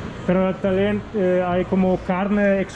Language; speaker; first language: Spanish; non-native, learner; German